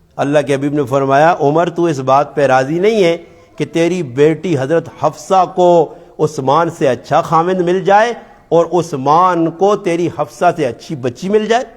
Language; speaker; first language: Urdu; non-native, local second language; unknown